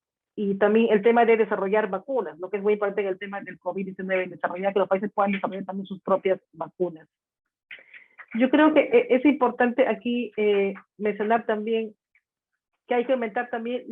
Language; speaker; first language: Spanish; native; Spanish